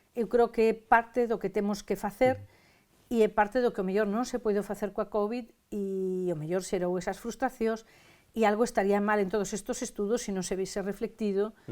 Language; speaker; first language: Galician; non-native, local second language; Spanish